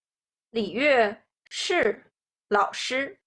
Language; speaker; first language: Chinese; non-native, fluent; Nepali